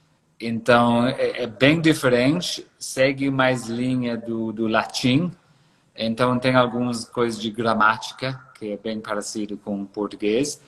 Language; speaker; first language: Portuguese; non-native, fluent; English